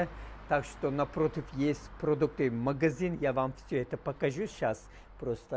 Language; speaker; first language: Russian; non-native, learner; Turkish